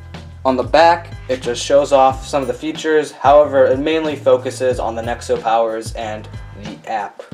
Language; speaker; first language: English; native; English